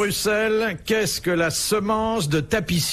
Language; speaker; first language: French; native; French